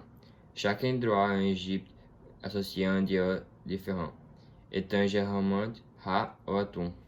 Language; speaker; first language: French; non-native, learner; Portuguese